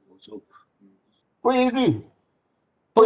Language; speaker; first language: Japanese; non-native, learner; Chinese